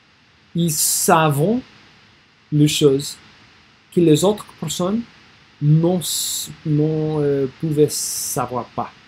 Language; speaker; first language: French; non-native, learner; English